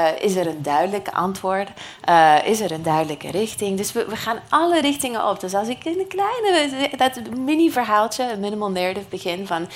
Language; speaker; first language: Dutch; non-native, fluent; English